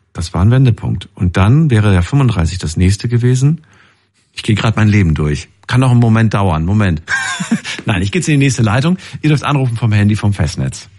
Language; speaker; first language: German; native; German